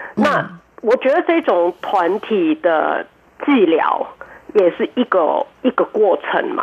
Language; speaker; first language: Chinese; non-native, local second language; Cantonese